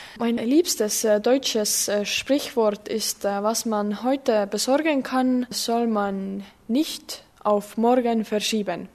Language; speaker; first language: German; non-native, learner; Estonian